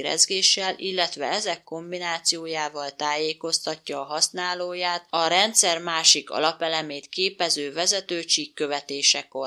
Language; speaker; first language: Hungarian; native; Hungarian